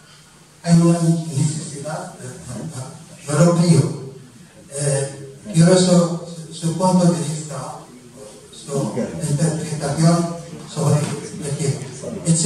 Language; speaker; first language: Spanish; non-native, fluent; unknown